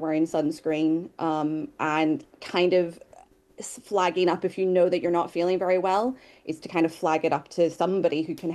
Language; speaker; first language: English; native; English